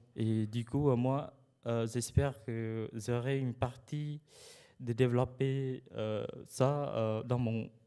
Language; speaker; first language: French; non-native, fluent; Khmer